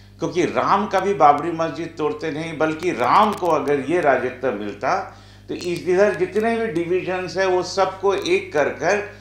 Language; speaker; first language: Hindi; non-native, local second language; Bangla